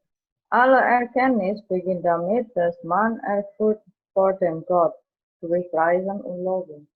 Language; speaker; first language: German; non-native, learner; Indonesian